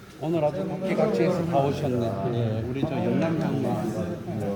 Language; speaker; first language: Korean; native; Korean